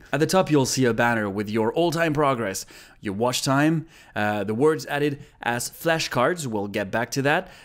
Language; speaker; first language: English; non-native, fluent; Japanese